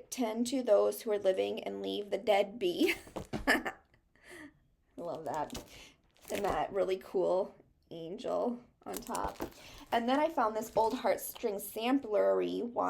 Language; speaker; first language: English; native; English